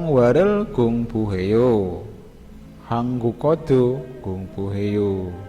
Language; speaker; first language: Korean; non-native, learner; Indonesian